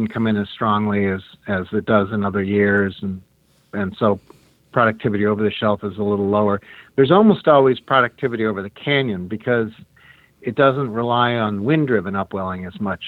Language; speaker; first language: English; native; English